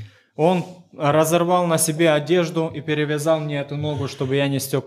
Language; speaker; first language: Polish; non-native, learner; Ukrainian